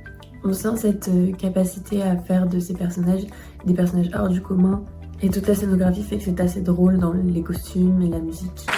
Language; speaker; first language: French; native; French